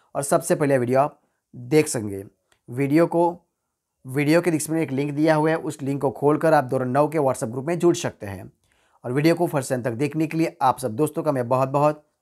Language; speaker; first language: Hindi; non-native, local second language; Gujarati